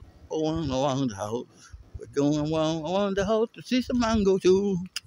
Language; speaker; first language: English; non-native, fluent; Spanish